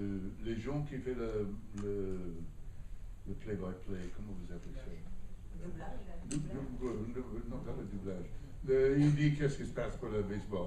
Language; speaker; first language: French; non-native, learner; English